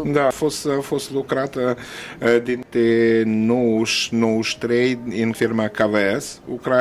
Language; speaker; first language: Romanian; non-native, learner; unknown